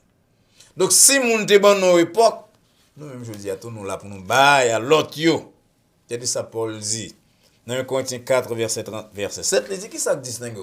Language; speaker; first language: French; non-native, local second language; Haitian Creole